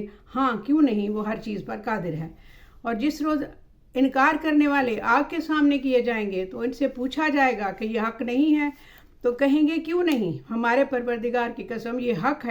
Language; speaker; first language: Urdu; native; Urdu